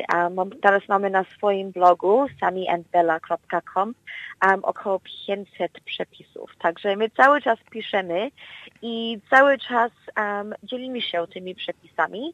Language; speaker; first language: Polish; early bilingual, heritage; Polish